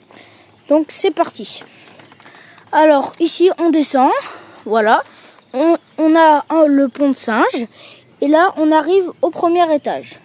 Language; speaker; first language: French; native; French